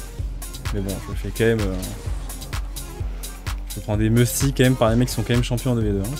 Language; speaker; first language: French; native; French